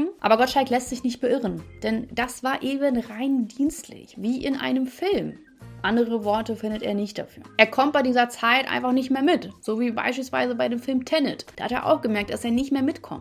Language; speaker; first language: German; native; German